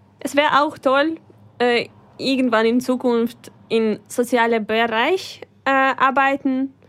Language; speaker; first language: German; non-native, fluent; Ukrainian